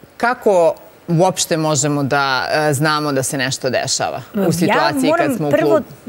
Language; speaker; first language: Serbian; native; Serbian